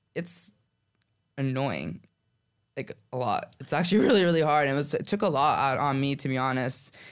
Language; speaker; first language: English; native; English